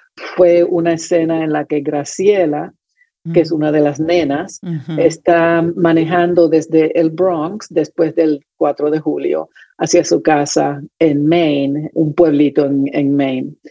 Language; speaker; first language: Spanish; native; Spanish